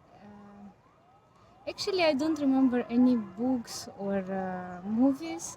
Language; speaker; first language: English; non-native, learner; Ukrainian